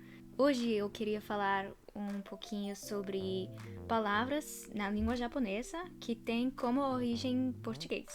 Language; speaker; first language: Portuguese; non-native, fluent; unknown